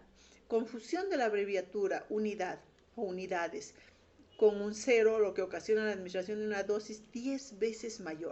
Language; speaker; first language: Spanish; native; Spanish